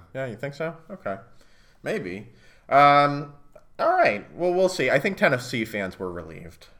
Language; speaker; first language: English; native; English